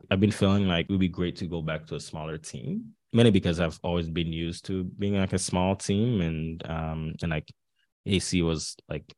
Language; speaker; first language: English; early bilingual, other home language; Haitian Creole